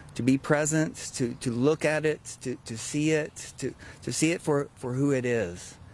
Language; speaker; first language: English; native; English